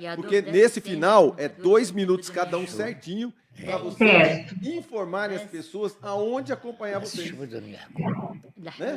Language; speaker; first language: Portuguese; native; Portuguese